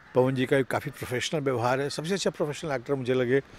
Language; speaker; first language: Hindi; native; Hindi